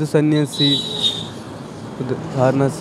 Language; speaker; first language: Hindi; non-native, local second language; Malayalam